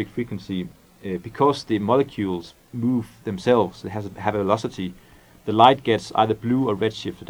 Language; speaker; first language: English; non-native, fluent; Danish